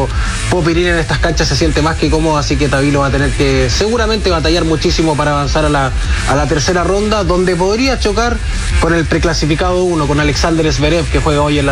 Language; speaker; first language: Spanish; native; Spanish